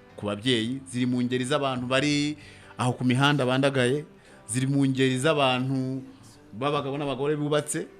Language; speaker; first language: Kinyarwanda; native; Kinyarwanda